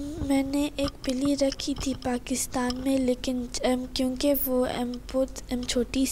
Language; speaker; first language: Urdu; early bilingual, other home language; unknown